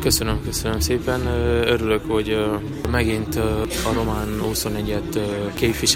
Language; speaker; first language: Hungarian; non-native, local second language; Romanian